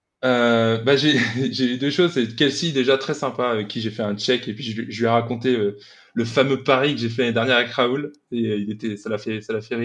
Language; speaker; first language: French; native; French